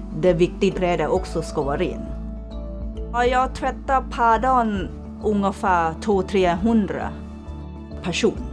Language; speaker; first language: Swedish; non-native, learner; Thai